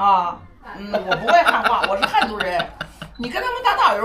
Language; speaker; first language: Chinese; native; Chinese